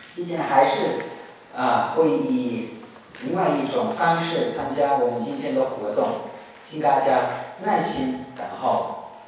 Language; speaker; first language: Chinese; non-native, fluent; German